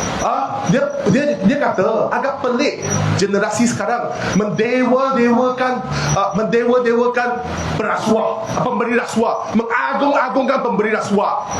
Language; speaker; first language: Malay; non-native, local second language; Chinese